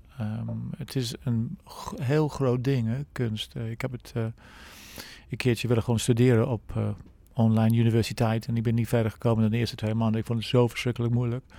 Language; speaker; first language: Dutch; non-native, fluent; English